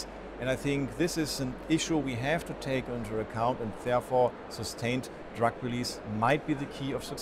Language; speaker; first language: English; non-native, fluent; German